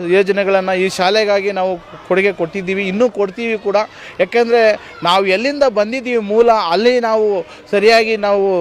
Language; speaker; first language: Kannada; native; Kannada